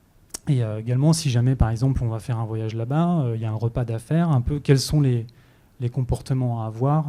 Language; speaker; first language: French; native; French